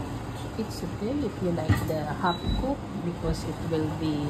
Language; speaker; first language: English; non-native, learner; Filipino